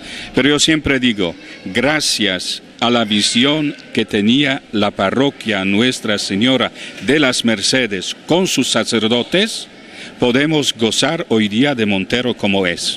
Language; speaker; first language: Spanish; non-native, fluent; Polish